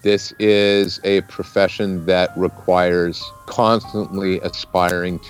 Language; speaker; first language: English; native; English